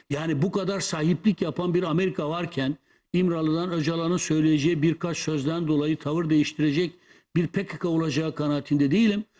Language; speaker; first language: Turkish; non-native, local second language; Kurdish